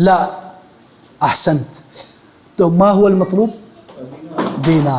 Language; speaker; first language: Arabic; non-native, fluent; Urdu